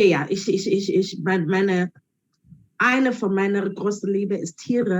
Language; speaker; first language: German; non-native, learner; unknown